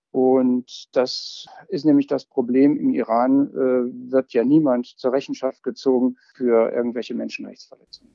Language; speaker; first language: German; native; German